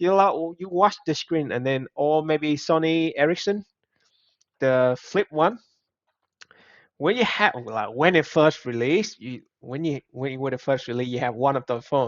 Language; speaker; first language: English; non-native, fluent; Vietnamese